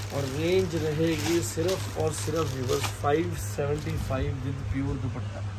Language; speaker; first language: Hindi; non-native, local second language; Punjabi